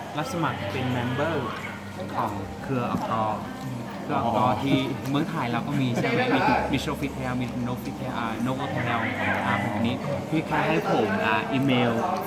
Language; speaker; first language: Thai; non-native, fluent; Vietnamese